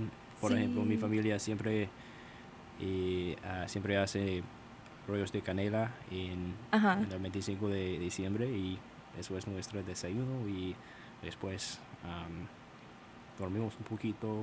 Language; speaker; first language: Spanish; non-native, learner; English